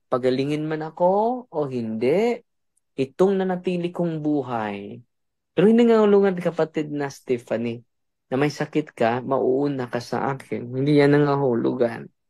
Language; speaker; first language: Filipino; non-native, local second language; Cebuano